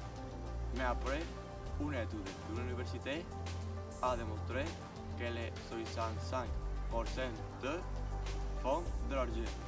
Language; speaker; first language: French; non-native, learner; Spanish